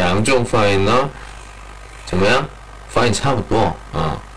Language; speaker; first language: Chinese; non-native, learner; Korean